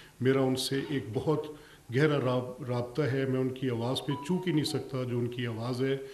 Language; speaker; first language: Urdu; non-native, local second language; Punjabi